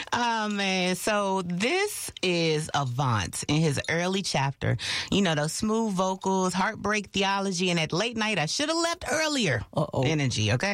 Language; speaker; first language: English; native; English